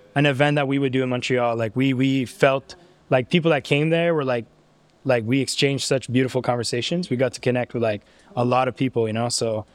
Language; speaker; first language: English; native; English